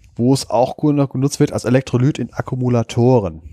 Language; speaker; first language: German; native; German